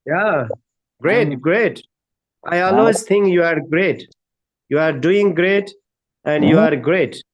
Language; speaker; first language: English; non-native, learner; Nepali